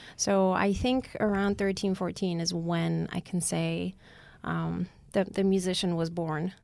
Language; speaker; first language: English; non-native, fluent; Armenian